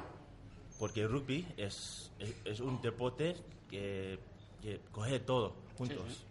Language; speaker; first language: Spanish; non-native, learner; Tongan